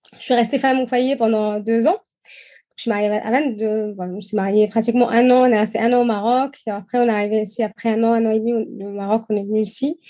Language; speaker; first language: French; non-native, fluent; Arabic